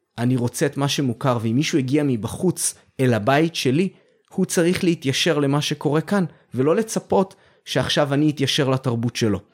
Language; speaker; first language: Hebrew; native; Hebrew